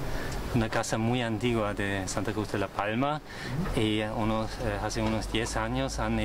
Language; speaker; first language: Spanish; non-native, learner; German